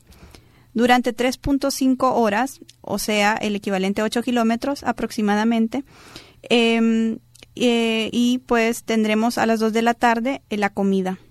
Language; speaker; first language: Spanish; native; Spanish